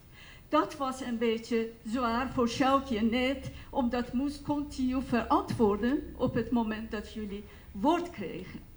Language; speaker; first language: Dutch; non-native, fluent; Persian